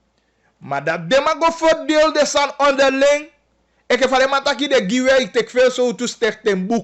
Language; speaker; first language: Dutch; non-native, local second language; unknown